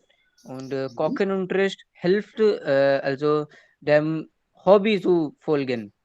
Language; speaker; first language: German; non-native, learner; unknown